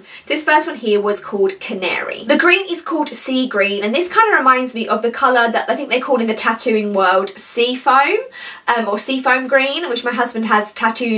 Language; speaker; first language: English; native; English